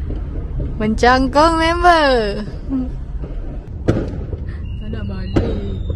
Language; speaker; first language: Malay; native; Malay